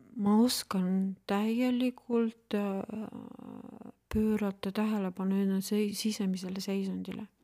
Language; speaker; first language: Estonian; non-native, local second language; Russian